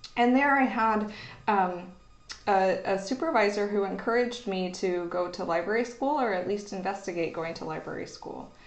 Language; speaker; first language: English; native; English